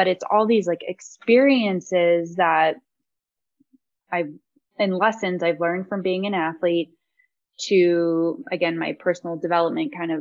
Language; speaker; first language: English; native; English